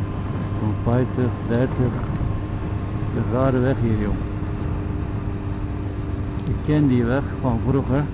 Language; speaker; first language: Dutch; non-native, fluent; Turkish